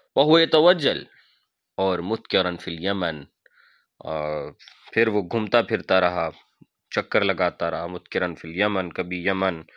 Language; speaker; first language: Urdu; non-native, local second language; Punjabi